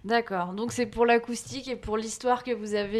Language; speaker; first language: French; native; French